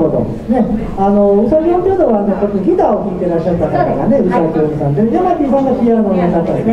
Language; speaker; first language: Japanese; native; Japanese